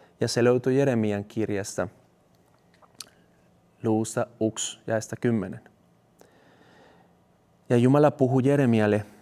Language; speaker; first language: Finnish; non-native, fluent; Spanish